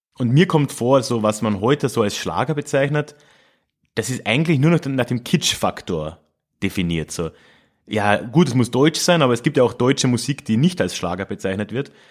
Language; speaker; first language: German; native; German